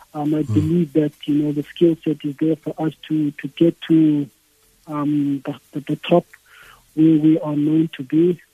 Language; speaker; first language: English; non-native, local second language; Xhosa